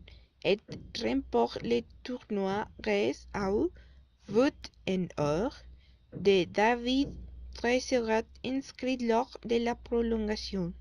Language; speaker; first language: French; non-native, learner; Spanish